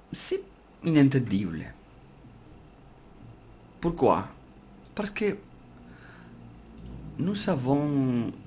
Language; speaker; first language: French; non-native, learner; Spanish